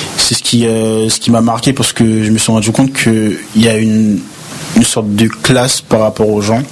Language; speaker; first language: French; early bilingual, other home language; Haitian Creole